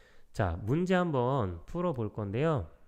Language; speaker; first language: Korean; native; Korean